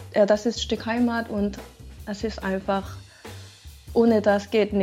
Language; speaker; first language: German; non-native, fluent; Korean